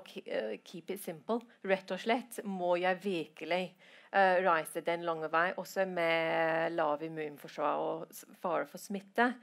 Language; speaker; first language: Norwegian; non-native, fluent; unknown